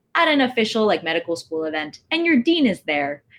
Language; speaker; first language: English; native; English